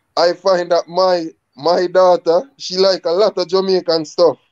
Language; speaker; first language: English; native; English